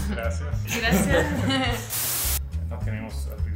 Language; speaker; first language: Spanish; non-native, learner; Swedish